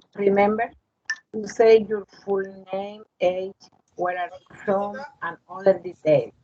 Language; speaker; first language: English; non-native, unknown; Spanish